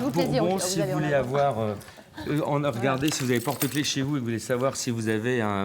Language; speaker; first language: French; native; French